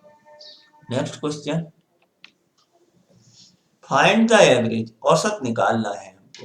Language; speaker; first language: Hindi; native; Hindi